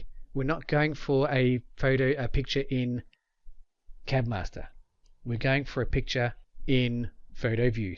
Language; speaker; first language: English; native; English